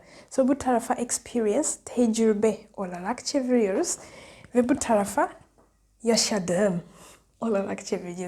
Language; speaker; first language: Turkish; non-native, fluent; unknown